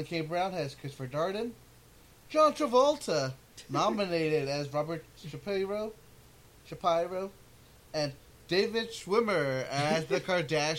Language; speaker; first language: English; native; English